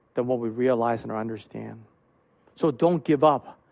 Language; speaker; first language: English; non-native, local second language; Cantonese